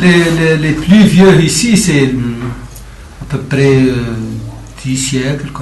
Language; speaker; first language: French; non-native, local second language; Arabic